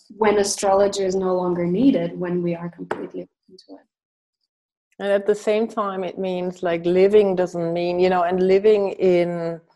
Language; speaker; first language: English; non-native, fluent; Russian